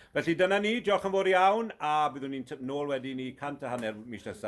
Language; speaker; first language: Welsh; native; Welsh